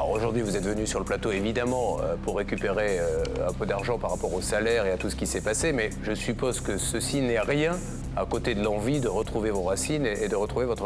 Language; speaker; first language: French; native; French